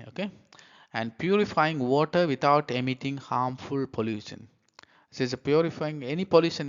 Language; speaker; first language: English; non-native, local second language; Tamil